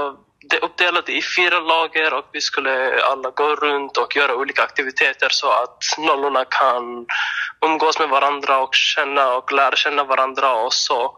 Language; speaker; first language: Swedish; non-native, fluent; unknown